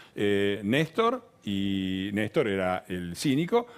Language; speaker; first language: Spanish; native; Spanish